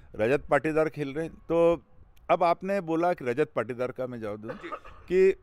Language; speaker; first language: Hindi; native; Hindi